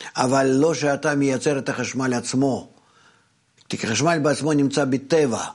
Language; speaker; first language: Hebrew; non-native, fluent; Russian